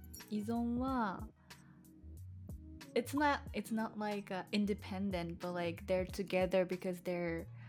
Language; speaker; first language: English; non-native, fluent; Japanese